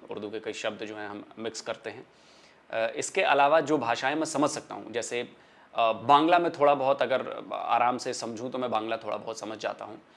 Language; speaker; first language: Hindi; non-native, local second language; Bhojpuri